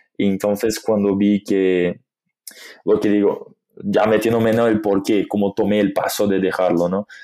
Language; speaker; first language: Spanish; non-native, fluent; Portuguese